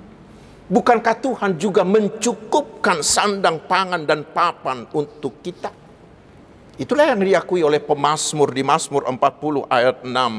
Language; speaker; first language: Indonesian; non-native, local second language; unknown